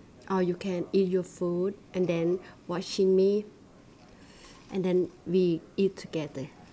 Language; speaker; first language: English; non-native, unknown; Thai